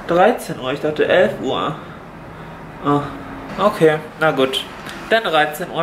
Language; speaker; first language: German; native; German